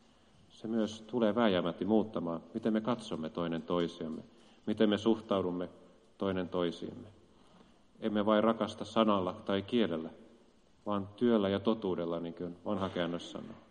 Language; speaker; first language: Finnish; native; Finnish